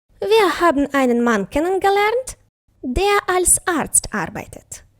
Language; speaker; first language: German; non-native, fluent; Ukrainian